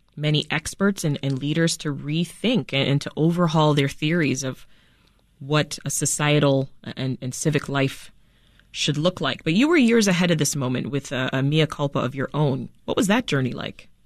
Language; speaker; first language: English; native; English